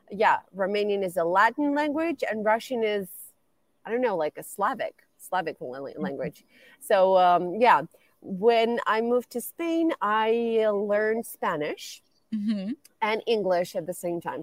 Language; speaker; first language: English; non-native, fluent; Romanian